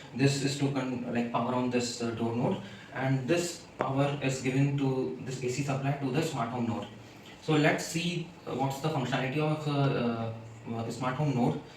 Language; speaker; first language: English; non-native, local second language; Hindi